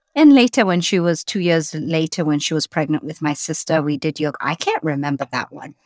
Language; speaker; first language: English; native; English